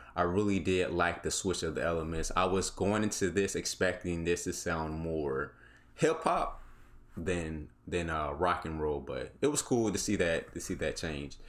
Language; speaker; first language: English; native; English